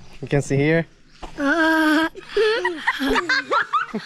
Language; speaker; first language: English; non-native, learner; Korean